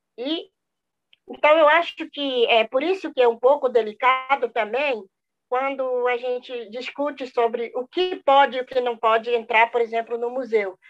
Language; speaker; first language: Portuguese; non-native, local second language; Guarani